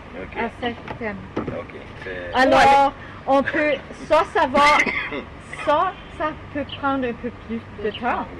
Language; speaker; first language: French; non-native, learner; English